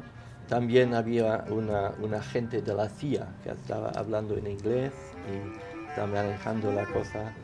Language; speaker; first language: Spanish; non-native, fluent; English